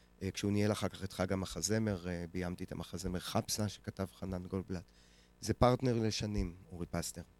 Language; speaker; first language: Hebrew; native; Hebrew